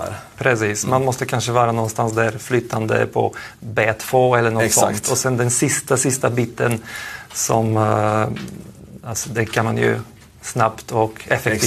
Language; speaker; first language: Swedish; non-native, fluent; Polish